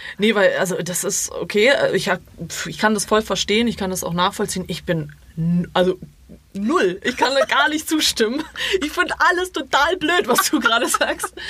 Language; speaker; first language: German; early bilingual, other home language; Croatian